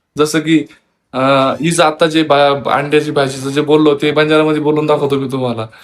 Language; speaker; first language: Marathi; non-native, local second language; Lambadi